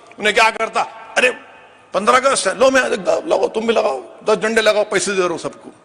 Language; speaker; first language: Urdu; native; Urdu